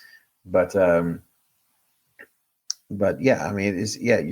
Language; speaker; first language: English; native; English